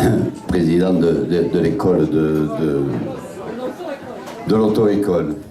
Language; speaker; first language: French; native; French